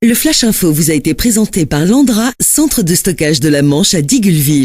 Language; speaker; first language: French; native; French